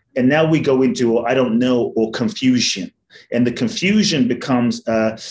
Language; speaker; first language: English; native; English